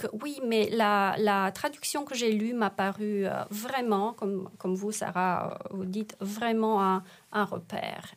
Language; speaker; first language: French; non-native, fluent; Romanian